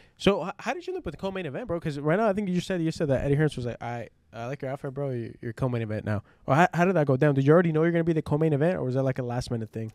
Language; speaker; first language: English; early bilingual, other home language; Spanish